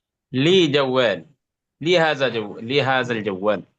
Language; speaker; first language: Arabic; non-native, learner; Bangla